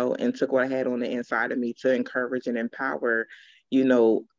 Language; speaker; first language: English; native; English